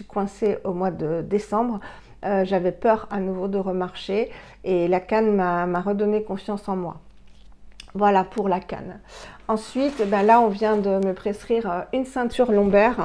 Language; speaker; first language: French; native; French